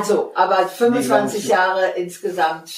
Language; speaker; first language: German; native; German